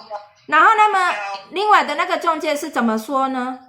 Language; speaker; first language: Chinese; non-native, fluent; Indonesian